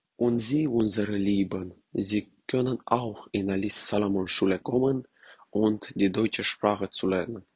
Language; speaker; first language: German; non-native, learner; Romanian